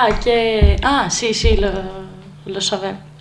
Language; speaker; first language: Spanish; non-native, learner; Greek